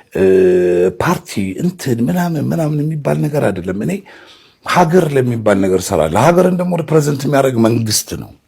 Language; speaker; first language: Amharic; native; Amharic